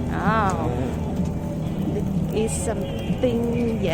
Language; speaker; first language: English; non-native, learner; Thai